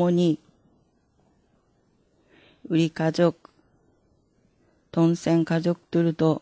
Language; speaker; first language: Korean; non-native, fluent; Japanese